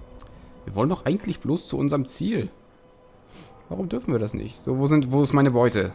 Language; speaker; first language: German; native; German